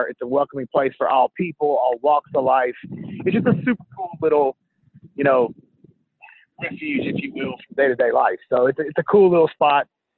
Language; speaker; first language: English; native; English